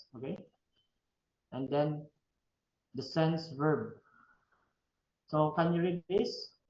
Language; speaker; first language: English; non-native, fluent; Filipino